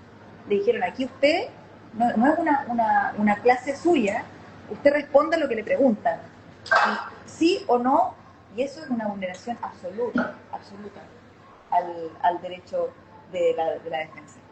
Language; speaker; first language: Spanish; native; Spanish